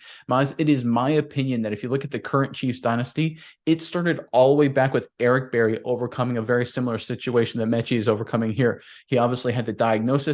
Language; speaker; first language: English; native; English